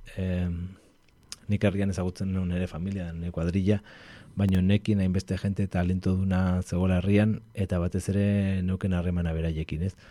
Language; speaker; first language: Basque; non-native, local second language; Spanish